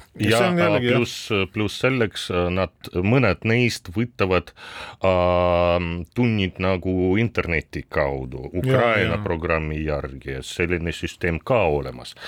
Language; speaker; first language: Estonian; non-native, local second language; Russian